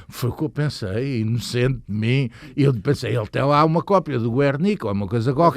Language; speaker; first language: Portuguese; native; Portuguese